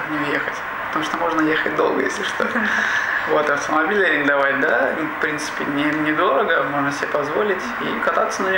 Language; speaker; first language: Russian; native; Russian